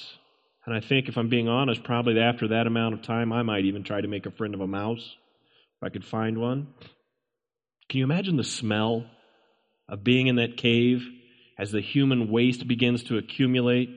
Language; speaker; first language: English; native; English